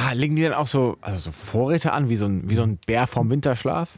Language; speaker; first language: German; native; German